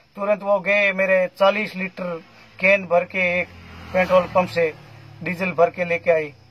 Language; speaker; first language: Hindi; native; Hindi